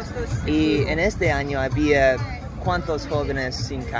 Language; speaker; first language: Spanish; non-native, learner; English